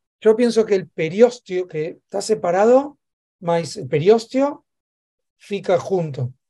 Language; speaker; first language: Spanish; native; Spanish